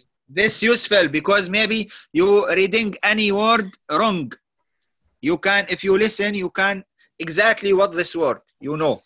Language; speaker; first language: English; non-native, learner; Arabic